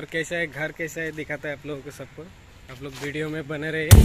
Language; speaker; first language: Hindi; non-native, local second language; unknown